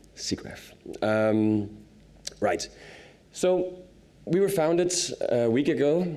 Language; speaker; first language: English; non-native, fluent; Danish